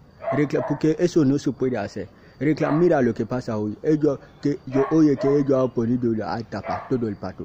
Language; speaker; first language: Spanish; non-native, learner; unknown